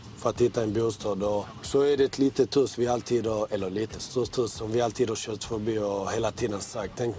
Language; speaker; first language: Swedish; early bilingual, other home language; Serbian